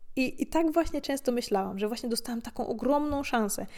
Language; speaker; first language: Polish; native; Polish